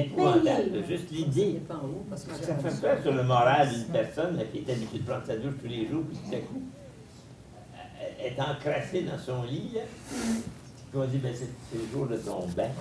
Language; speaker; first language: French; native; French